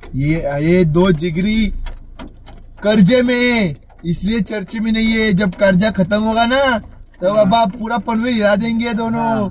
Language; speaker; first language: Hindi; non-native, local second language; Marathi